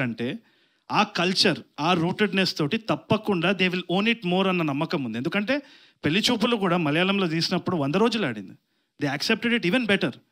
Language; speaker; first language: Telugu; native; Telugu